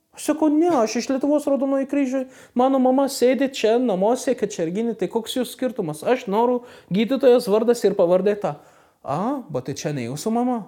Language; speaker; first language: Lithuanian; non-native, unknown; Arabic